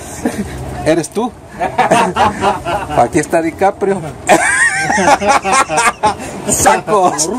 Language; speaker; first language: Spanish; native; Spanish